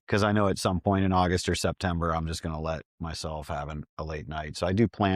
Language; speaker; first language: English; native; English